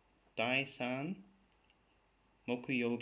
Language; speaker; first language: Japanese; non-native, fluent; English